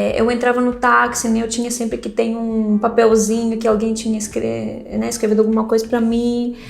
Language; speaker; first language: Portuguese; non-native, fluent; Greek